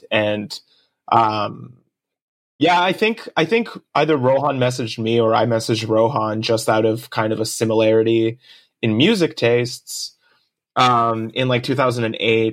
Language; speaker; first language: English; early bilingual, other home language; Japanese